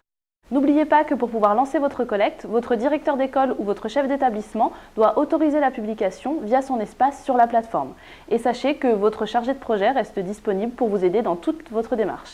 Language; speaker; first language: French; native; French